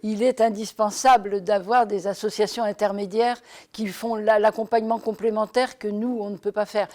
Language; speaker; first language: French; native; French